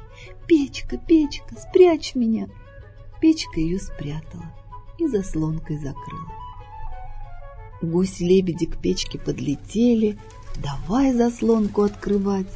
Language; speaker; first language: Russian; native; Russian